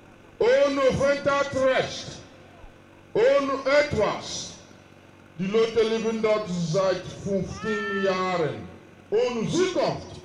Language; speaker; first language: German; non-native, learner; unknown